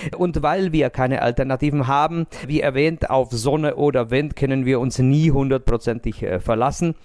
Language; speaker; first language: German; non-native, fluent; Czech